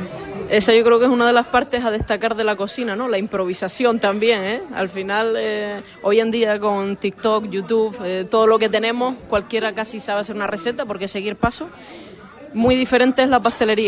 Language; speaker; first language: Spanish; native; Spanish